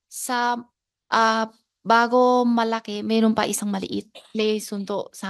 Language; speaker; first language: Filipino; non-native, learner; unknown